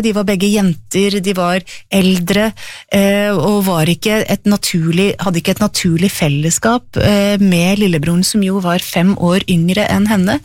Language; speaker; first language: Norwegian; native; Norwegian